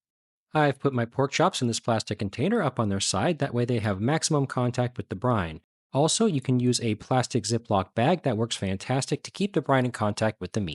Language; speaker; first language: English; native; English